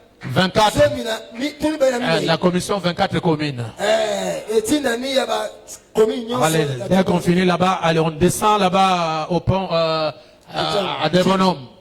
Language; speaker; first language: French; non-native, local second language; Lingala